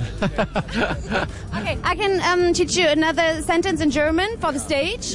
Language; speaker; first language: English; non-native, fluent; German